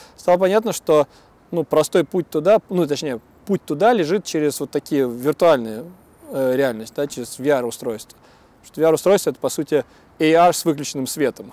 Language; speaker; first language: Russian; native; Russian